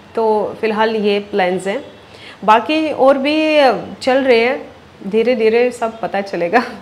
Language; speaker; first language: Hindi; non-native, fluent; Russian